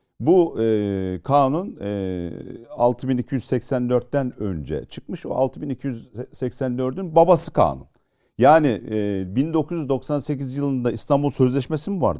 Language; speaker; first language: Turkish; native; Turkish